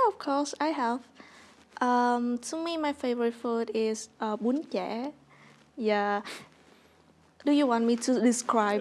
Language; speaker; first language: English; non-native, learner; Vietnamese